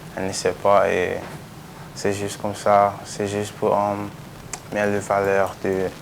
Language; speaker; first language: French; non-native, local second language; English